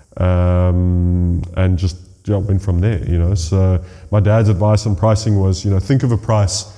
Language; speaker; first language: English; native; English